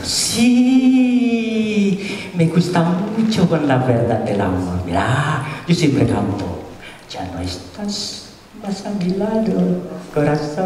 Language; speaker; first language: Spanish; non-native, fluent; Indonesian